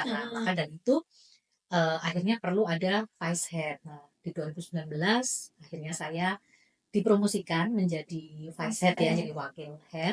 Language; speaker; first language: Indonesian; native; Indonesian